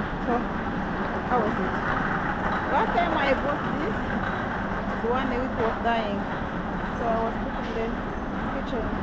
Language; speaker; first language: English; non-native, fluent; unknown